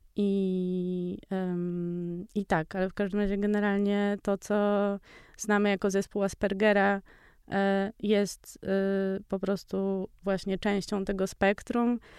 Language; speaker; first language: Polish; native; Polish